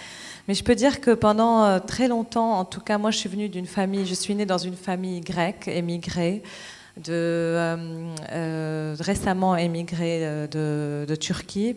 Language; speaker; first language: French; non-native, local second language; Arabic